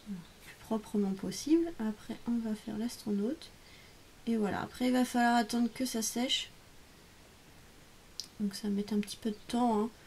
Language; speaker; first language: French; native; French